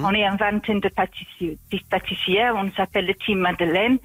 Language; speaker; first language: French; non-native, fluent; English